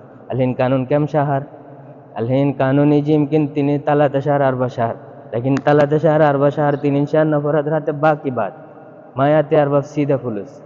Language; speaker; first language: Arabic; non-native, learner; Bangla